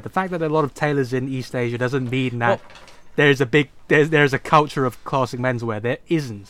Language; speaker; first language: English; non-native, local second language; Cantonese